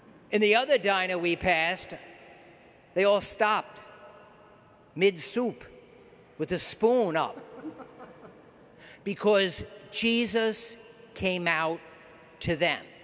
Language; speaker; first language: English; native; English